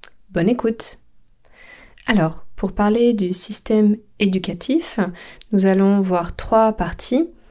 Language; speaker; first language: French; native; French